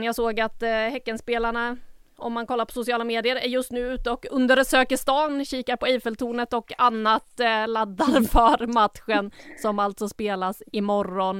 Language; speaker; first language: Swedish; native; Swedish